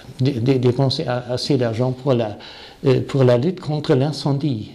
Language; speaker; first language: French; non-native, fluent; German